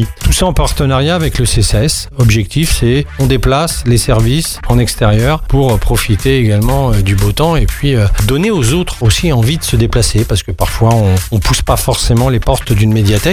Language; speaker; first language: French; native; French